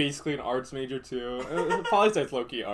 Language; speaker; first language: English; native; English